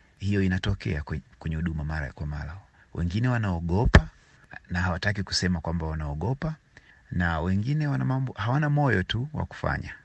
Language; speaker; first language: Swahili; native; Swahili